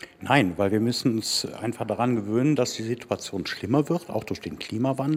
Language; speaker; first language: German; native; German